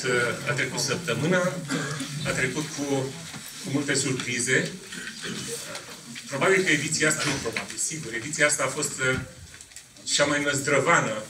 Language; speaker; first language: Romanian; native; Romanian